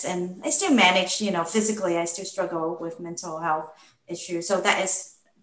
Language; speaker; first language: English; non-native, local second language; Cantonese